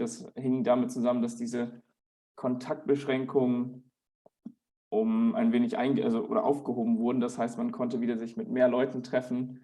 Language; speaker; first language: German; native; German